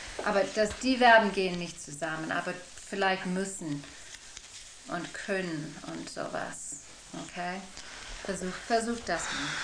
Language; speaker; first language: German; non-native, fluent; English